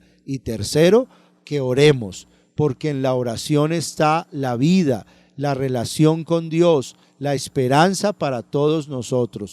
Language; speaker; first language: Spanish; native; Spanish